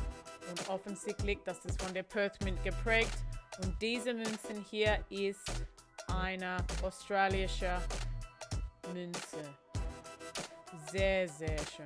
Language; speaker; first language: German; non-native, fluent; English